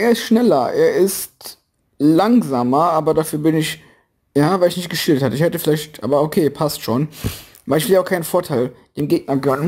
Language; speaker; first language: German; native; German